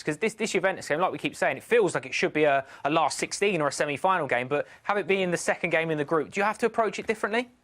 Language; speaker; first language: English; native; English